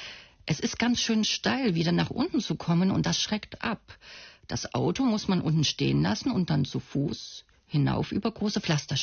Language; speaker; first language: German; native; German